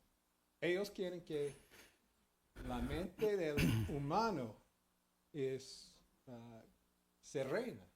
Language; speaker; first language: Spanish; early bilingual, heritage; Spanish